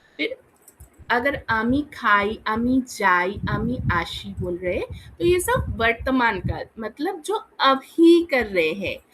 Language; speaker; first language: Hindi; non-native, local second language; Bangla